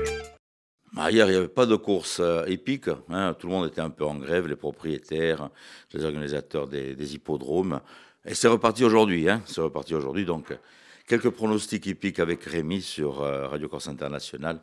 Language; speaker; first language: French; native; French